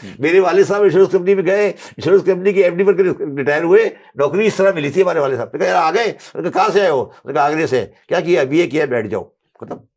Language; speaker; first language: Urdu; native; Urdu